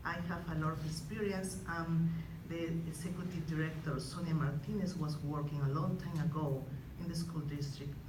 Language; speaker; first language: English; non-native, fluent; Spanish